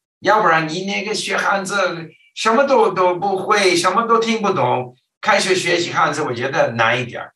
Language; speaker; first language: Chinese; non-native, fluent; English